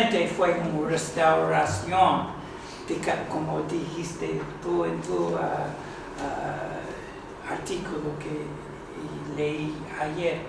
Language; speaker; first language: Spanish; non-native, fluent; English